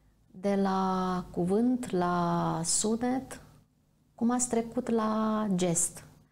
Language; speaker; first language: Romanian; native; Romanian